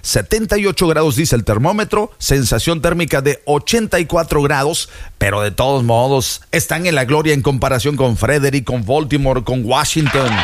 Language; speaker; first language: Spanish; native; Spanish